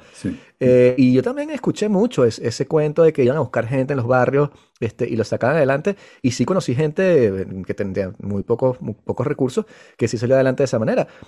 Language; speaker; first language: Spanish; native; Spanish